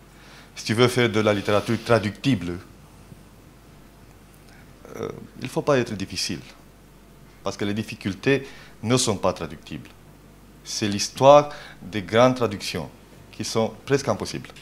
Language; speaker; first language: French; non-native, fluent; Romanian